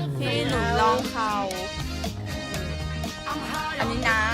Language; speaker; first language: Thai; native; Thai